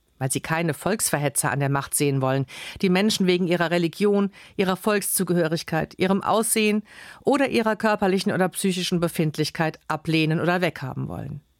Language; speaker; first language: German; native; German